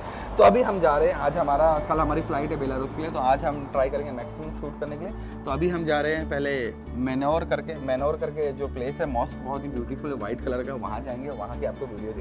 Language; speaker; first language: Hindi; native; Hindi